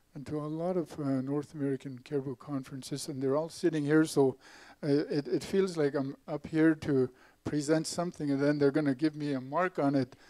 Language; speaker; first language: English; native; English